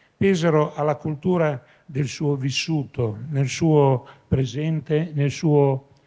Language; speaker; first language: Italian; native; Italian